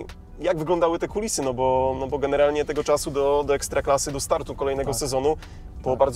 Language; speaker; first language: Polish; native; Polish